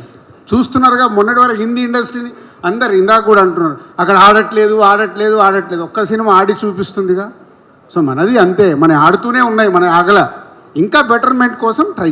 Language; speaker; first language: Telugu; native; Telugu